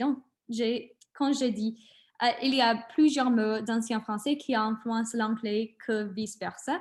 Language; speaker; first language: French; non-native, learner; English